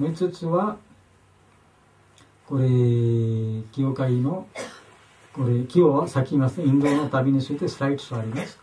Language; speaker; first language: Japanese; non-native, learner; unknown